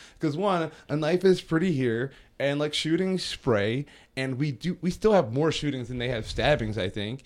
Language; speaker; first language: English; native; English